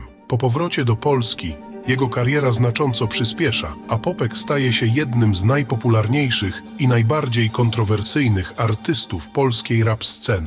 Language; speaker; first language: Polish; native; Polish